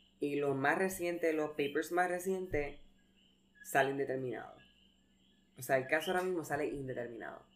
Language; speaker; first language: Spanish; early bilingual, heritage; Spanish